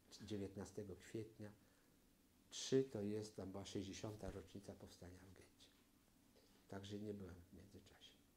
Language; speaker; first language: Polish; native; Polish